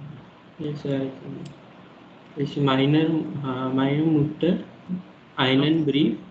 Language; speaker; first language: German; non-native, learner; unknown